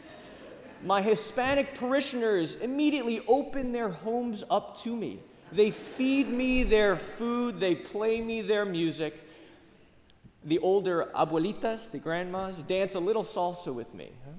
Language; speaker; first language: English; native; English